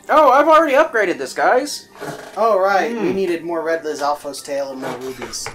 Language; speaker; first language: English; native; English